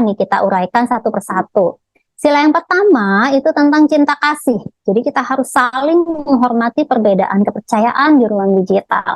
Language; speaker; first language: Indonesian; native; Indonesian